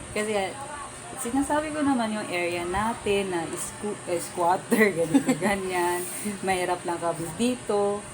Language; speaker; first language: Filipino; native; Filipino